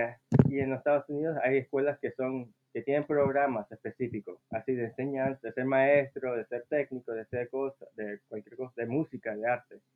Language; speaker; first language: Spanish; early bilingual, heritage; Spanish